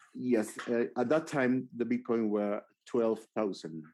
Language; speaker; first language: English; non-native, fluent; Spanish